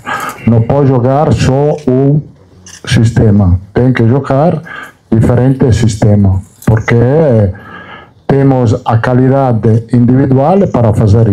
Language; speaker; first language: Portuguese; non-native, learner; Italian